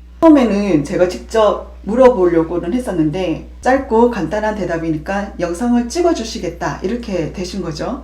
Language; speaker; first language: Korean; native; Korean